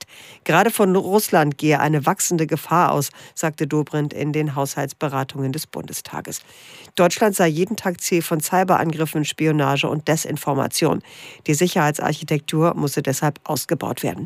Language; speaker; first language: German; native; German